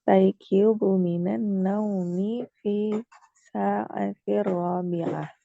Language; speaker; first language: Arabic; non-native, learner; Indonesian